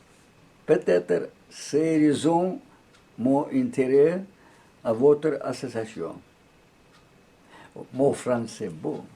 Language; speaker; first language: French; non-native, learner; Russian